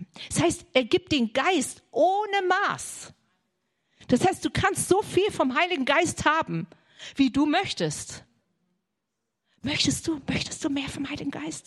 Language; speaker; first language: German; native; German